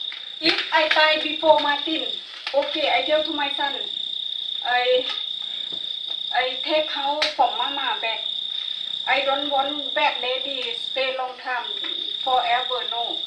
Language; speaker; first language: English; non-native, learner; Thai